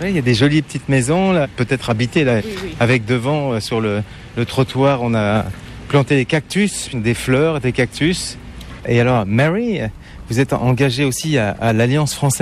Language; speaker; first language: French; native; French